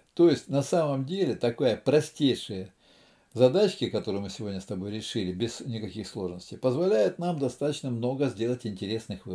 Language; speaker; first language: Russian; native; Russian